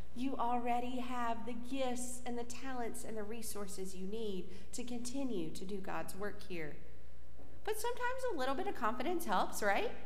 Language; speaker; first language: English; native; English